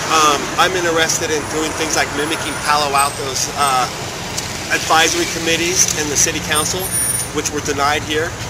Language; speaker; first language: English; native; English